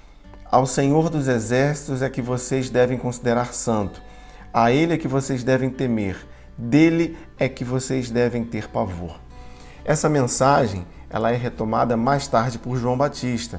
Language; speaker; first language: Portuguese; native; Portuguese